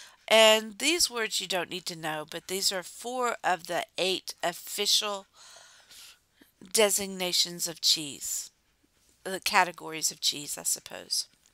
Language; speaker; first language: English; native; English